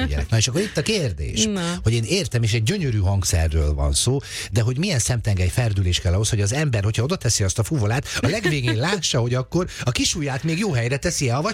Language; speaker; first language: Hungarian; native; Hungarian